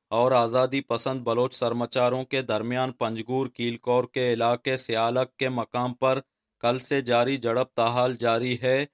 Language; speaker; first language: Urdu; non-native, local second language; Baluchi